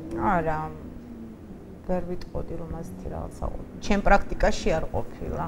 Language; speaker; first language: Georgian; non-native, local second language; Azerbaijani